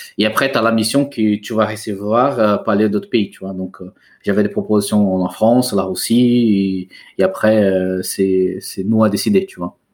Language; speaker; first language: French; non-native, fluent; Portuguese